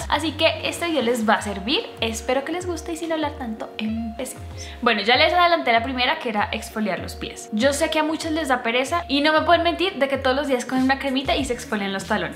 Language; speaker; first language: Spanish; native; Spanish